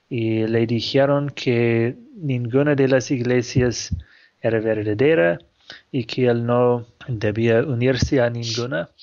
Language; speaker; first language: Spanish; non-native, fluent; English